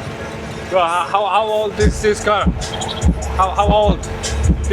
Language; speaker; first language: English; non-native, learner; Mongolian